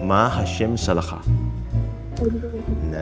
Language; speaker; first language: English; non-native, fluent; Indonesian